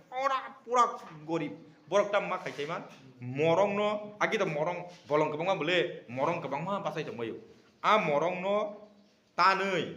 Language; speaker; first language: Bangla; non-native, local second language; Kok Borok